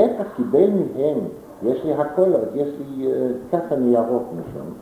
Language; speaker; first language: Hebrew; non-native, fluent; German